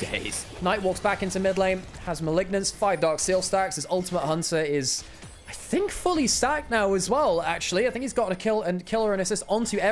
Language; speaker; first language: English; native; English